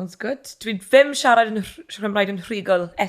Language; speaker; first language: Welsh; non-native, learner; English